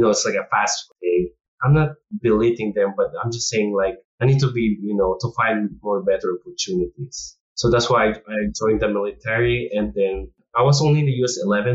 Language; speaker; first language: English; non-native, local second language; Filipino